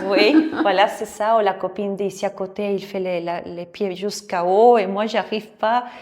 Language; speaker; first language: French; non-native, fluent; Spanish